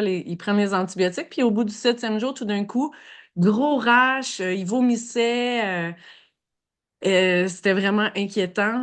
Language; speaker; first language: French; native; French